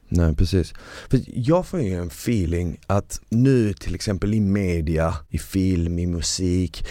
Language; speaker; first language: Swedish; early bilingual, other home language; Bosnian